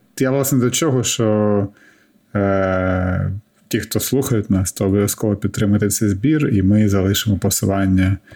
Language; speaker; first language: Ukrainian; native; Ukrainian